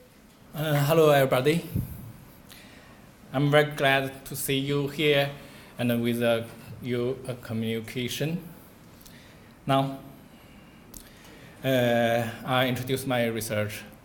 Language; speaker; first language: English; non-native, learner; Chinese